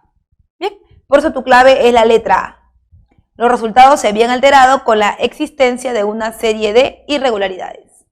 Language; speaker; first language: Spanish; native; Spanish